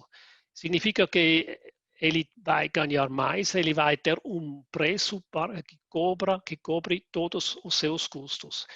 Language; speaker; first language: Portuguese; non-native, fluent; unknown